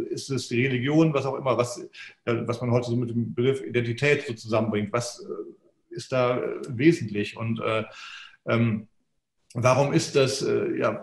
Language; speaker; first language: German; native; German